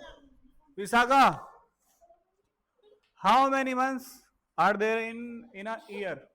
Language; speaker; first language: English; non-native, local second language; Hindi